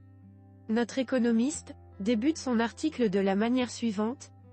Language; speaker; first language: French; non-native, local second language; Arabic